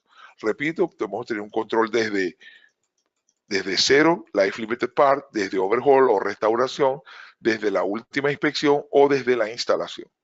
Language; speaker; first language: Spanish; native; Spanish